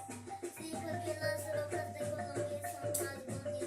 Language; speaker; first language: Spanish; non-native, learner; Portuguese